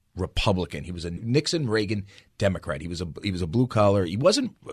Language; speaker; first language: English; native; English